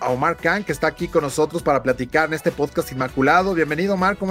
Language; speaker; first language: Spanish; native; Spanish